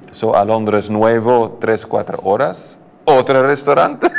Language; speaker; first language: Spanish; non-native, learner; Dutch